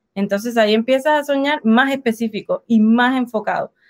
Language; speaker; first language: Spanish; native; Spanish